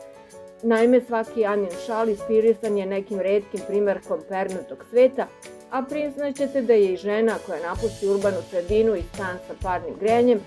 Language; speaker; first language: Serbian; native; Serbian